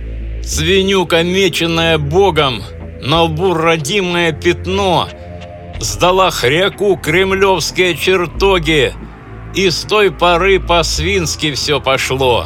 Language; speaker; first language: Russian; native; Russian